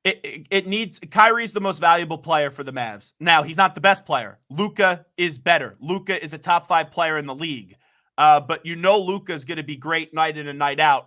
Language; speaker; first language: English; native; English